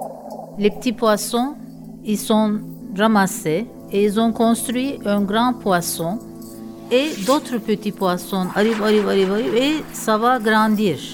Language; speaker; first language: French; non-native, fluent; Turkish